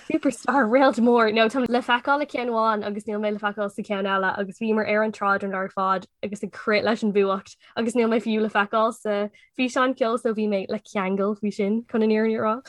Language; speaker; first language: Irish; non-native, local second language; English